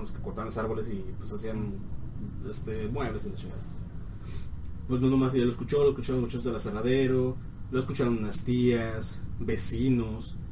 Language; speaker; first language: Spanish; native; Spanish